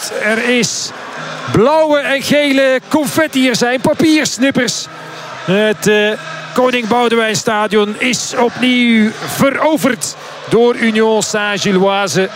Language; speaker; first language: Dutch; native; Dutch